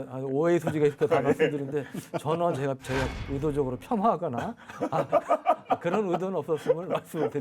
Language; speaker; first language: Korean; native; Korean